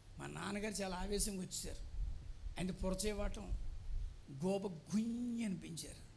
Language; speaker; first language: Telugu; non-native, local second language; Tamil